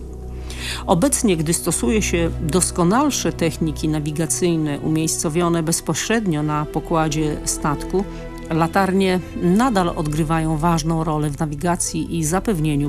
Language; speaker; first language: Polish; native; Polish